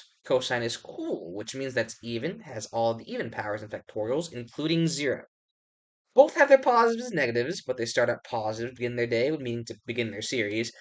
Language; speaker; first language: English; native; English